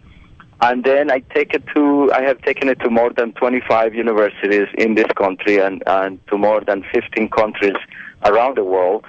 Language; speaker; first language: English; non-native, fluent; Spanish